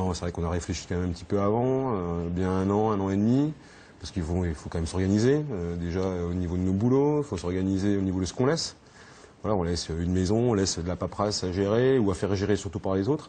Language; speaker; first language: French; native; French